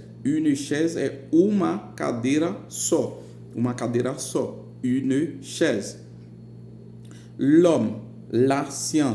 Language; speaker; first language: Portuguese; non-native, fluent; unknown